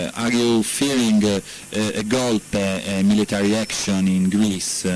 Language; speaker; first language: English; non-native, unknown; Italian